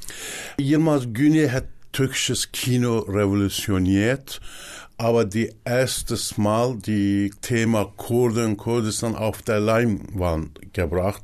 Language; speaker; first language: German; non-native, learner; Kurdish